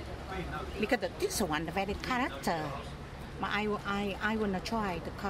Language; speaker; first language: English; non-native, learner; Vietnamese